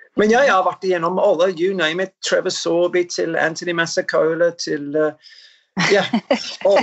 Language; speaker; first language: Norwegian; non-native, fluent; English